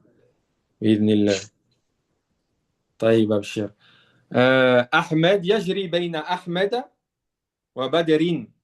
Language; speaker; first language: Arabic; non-native, fluent; French